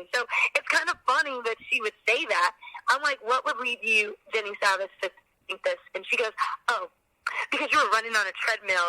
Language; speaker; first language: English; native; English